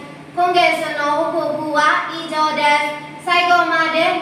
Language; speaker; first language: Japanese; non-native, learner; Burmese